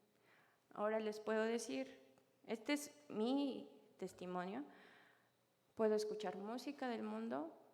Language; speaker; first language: Spanish; native; Spanish